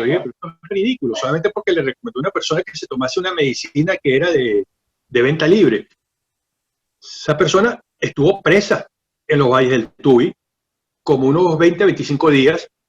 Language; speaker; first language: Spanish; native; Spanish